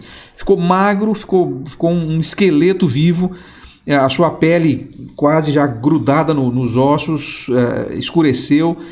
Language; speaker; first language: Portuguese; native; Portuguese